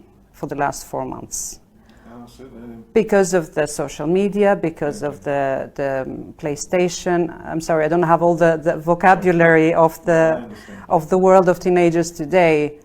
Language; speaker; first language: English; non-native, fluent; Albanian